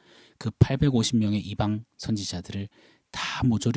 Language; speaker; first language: Korean; native; Korean